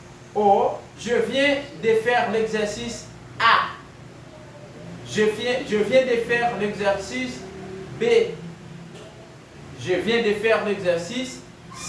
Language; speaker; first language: French; non-native, fluent; Spanish